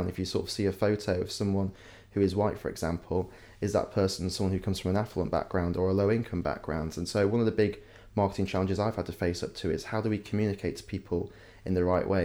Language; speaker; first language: English; native; English